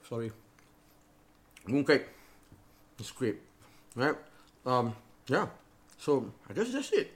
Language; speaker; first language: English; non-native, local second language; Malay